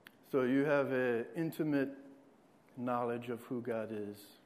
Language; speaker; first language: English; native; English